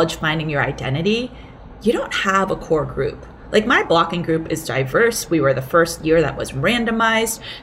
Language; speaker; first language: English; early bilingual, other home language; Cantonese